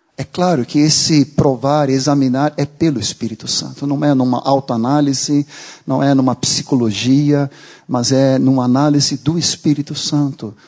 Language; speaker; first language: Portuguese; non-native, fluent; Swedish